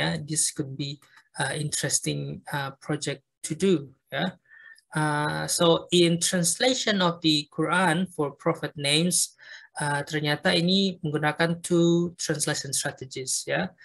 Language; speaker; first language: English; non-native, fluent; Indonesian